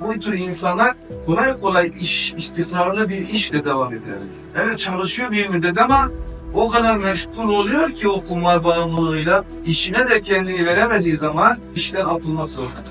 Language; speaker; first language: Turkish; native; Turkish